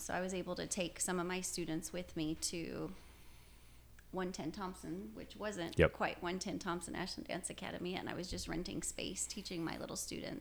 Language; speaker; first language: English; native; English